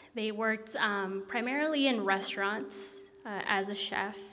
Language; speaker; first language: English; native; English